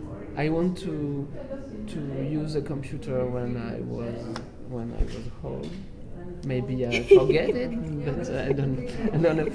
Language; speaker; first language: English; non-native, learner; French